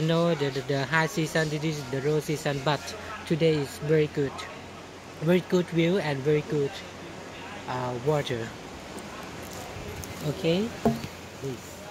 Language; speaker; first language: English; non-native, learner; Thai